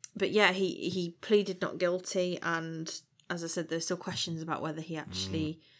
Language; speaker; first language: English; native; English